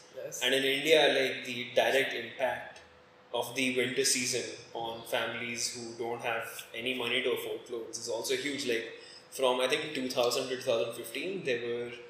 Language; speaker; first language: English; non-native, local second language; Hindi